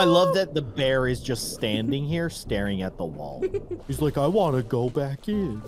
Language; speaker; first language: English; native; English